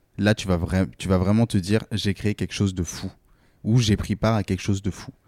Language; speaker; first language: French; native; French